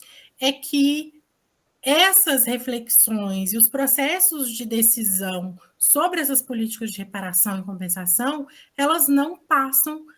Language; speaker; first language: Portuguese; native; Portuguese